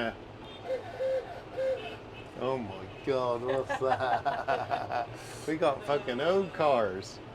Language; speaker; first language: English; native; English